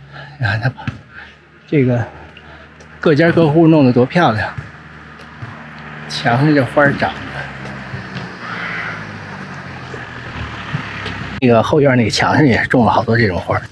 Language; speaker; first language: Chinese; native; Chinese